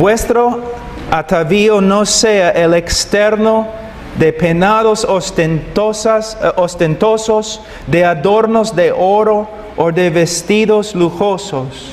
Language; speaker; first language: Spanish; non-native, fluent; English